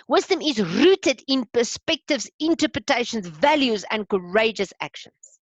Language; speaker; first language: English; non-native, local second language; Afrikaans